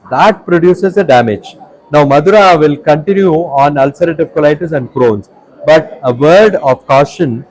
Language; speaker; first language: English; non-native, local second language; Tamil